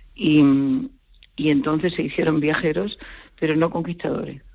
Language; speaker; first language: Spanish; native; Spanish